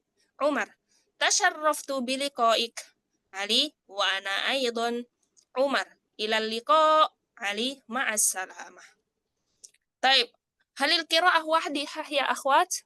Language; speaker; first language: Arabic; non-native, fluent; Indonesian